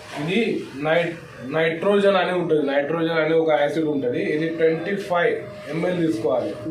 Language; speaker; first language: Telugu; non-native, fluent; Marathi